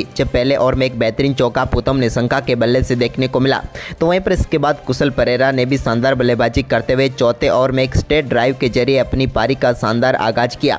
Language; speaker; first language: Hindi; native; Hindi